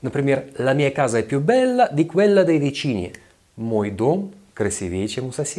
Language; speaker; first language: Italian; non-native, fluent; Russian